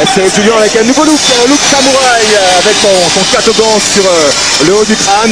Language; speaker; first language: French; native; French